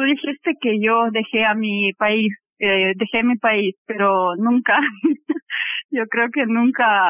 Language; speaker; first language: Spanish; non-native, fluent; Russian